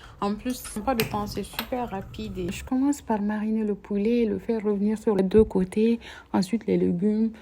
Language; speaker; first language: French; non-native, local second language; Fula